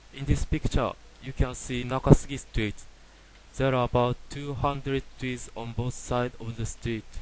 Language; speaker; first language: English; non-native, learner; Japanese